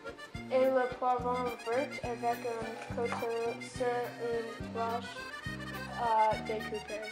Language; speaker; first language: French; non-native, learner; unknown